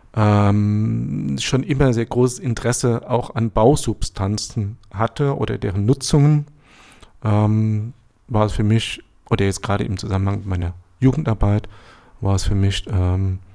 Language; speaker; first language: German; native; German